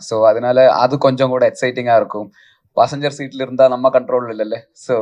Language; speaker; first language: Tamil; non-native, local second language; Malayalam